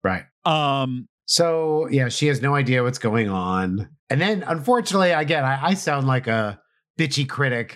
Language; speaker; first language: English; native; English